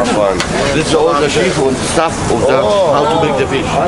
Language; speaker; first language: English; non-native, learner; Arabic